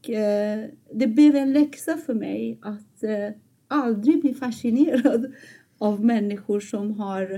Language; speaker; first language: Swedish; non-native, fluent; Persian